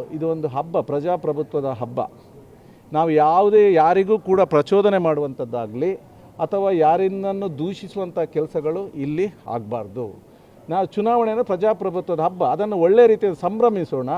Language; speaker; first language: Kannada; non-native, local second language; Tulu